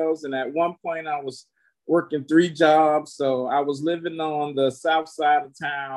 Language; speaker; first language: English; native; English